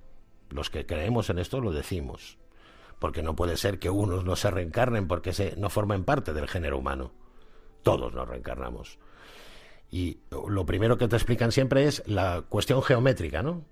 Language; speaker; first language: Spanish; native; Spanish